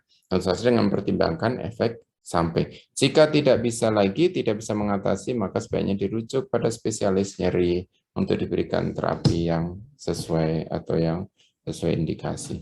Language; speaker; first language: Indonesian; native; Indonesian